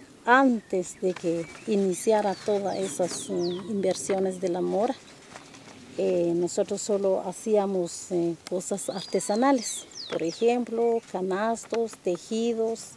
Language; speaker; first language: Spanish; non-native, local second language; Kaqchikel